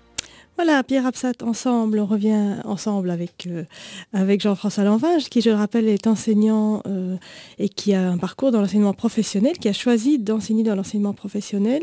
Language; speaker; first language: French; native; French